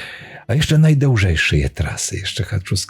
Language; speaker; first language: Polish; non-native, learner; Belarusian